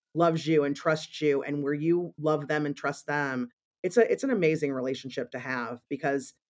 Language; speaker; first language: English; native; English